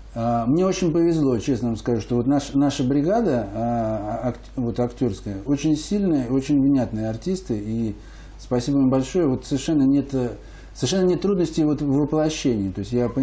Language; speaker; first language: Russian; native; Russian